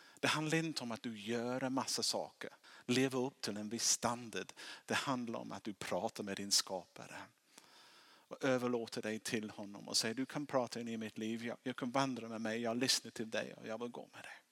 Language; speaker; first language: Swedish; non-native, fluent; English